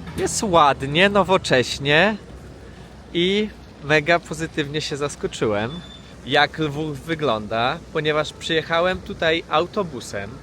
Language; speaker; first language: Polish; native; Polish